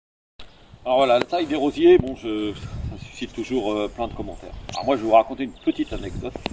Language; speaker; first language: French; native; French